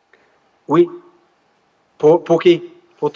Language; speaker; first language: French; non-native, learner; English